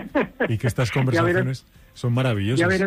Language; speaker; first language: Spanish; native; Spanish